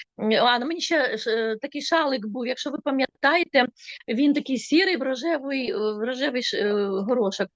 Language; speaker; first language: Ukrainian; non-native, local second language; Russian